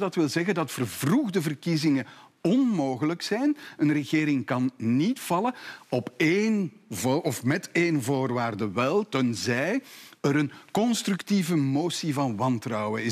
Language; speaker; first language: Dutch; native; Dutch